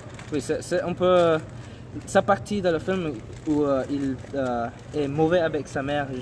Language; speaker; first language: French; non-native, learner; English